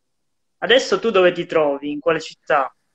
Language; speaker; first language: Italian; native; Italian